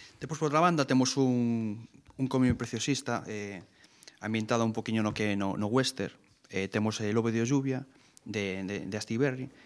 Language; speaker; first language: Galician; non-native, local second language; Spanish